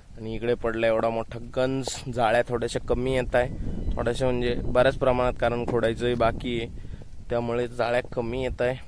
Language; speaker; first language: Marathi; native; Marathi